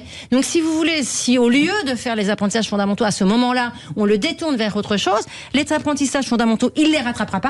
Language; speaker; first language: French; native; French